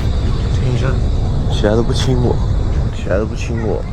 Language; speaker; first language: Chinese; native; Chinese